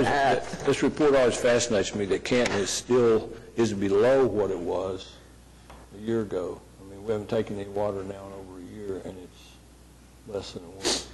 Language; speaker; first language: English; native; English